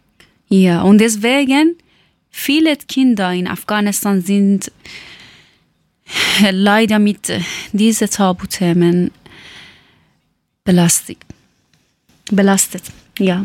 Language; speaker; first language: German; non-native, learner; Persian